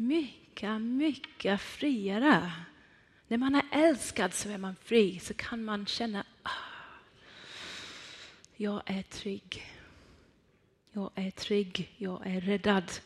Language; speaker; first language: Swedish; non-native, fluent; Persian